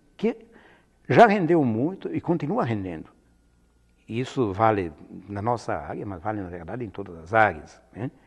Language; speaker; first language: Portuguese; non-native, fluent; Italian